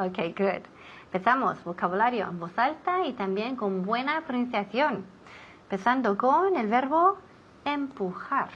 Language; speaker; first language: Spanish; non-native, fluent; English